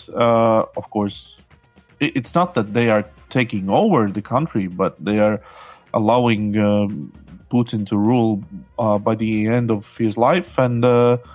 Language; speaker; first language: English; non-native, fluent; Latvian